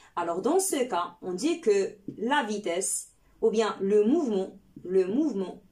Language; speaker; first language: French; non-native, local second language; Arabic